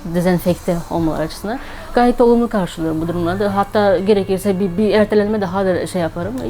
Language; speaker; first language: Turkish; non-native, fluent; Turkmen